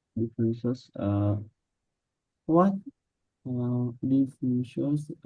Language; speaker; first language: English; non-native, learner; Vietnamese